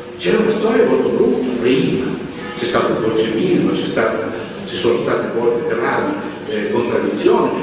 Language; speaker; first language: Italian; native; Italian